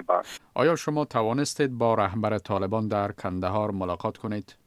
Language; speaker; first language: Persian; native; Persian